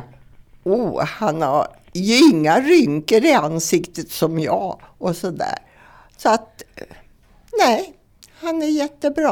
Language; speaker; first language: Swedish; native; Swedish